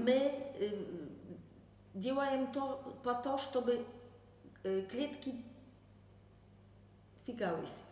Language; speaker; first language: Russian; non-native, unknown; Polish